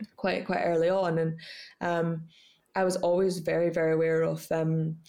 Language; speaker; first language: English; native; English